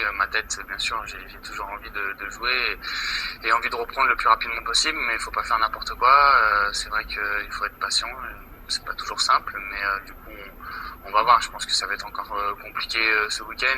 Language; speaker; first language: French; native; French